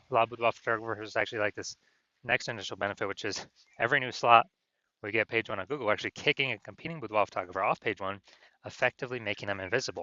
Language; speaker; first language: English; native; English